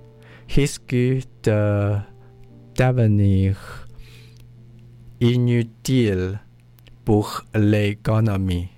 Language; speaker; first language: French; non-native, learner; English